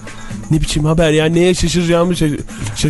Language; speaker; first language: Turkish; native; Turkish